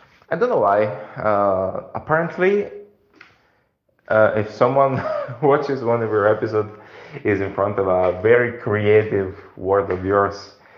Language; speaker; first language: English; non-native, fluent; Italian